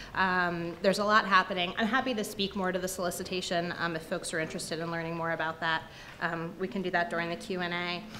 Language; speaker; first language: English; native; English